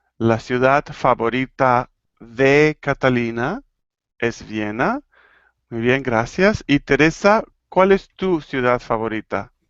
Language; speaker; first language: Spanish; native; Spanish